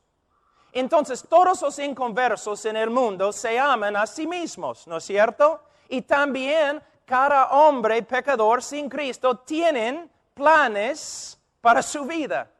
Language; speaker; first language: Spanish; non-native, fluent; English